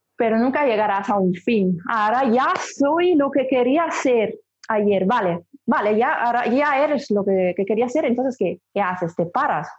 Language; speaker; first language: Spanish; non-native, fluent; Italian